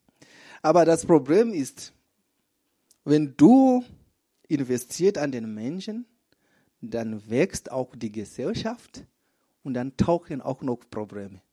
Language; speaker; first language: German; non-native, fluent; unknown